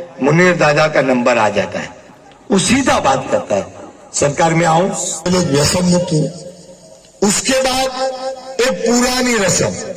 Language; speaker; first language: Urdu; non-native, local second language; Gujarati